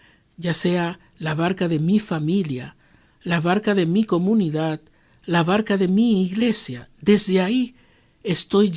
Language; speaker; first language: Spanish; native; Spanish